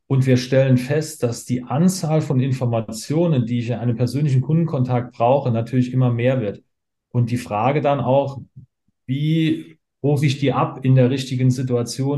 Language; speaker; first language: German; native; German